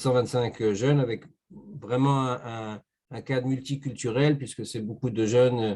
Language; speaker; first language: French; native; French